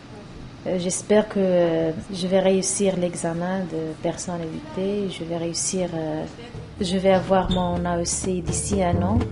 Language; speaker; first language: French; non-native, local second language; Arabic